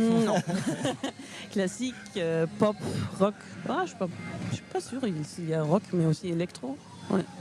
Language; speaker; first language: French; non-native, fluent; German